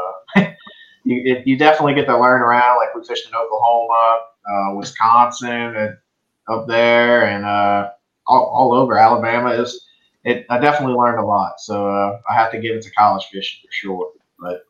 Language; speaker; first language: English; native; English